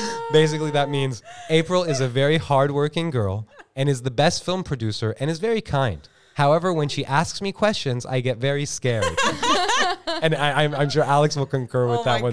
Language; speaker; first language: English; native; English